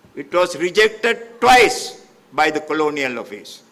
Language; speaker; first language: English; non-native, local second language; Sinhala